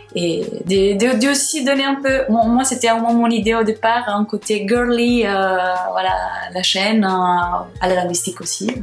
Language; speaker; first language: French; non-native, fluent; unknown